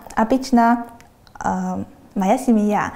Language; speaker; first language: Russian; non-native, learner; Chinese